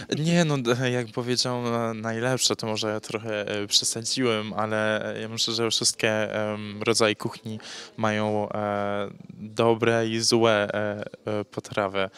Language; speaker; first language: Polish; early bilingual, heritage; English